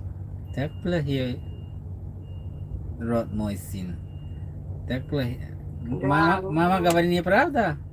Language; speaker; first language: Russian; non-native, learner; English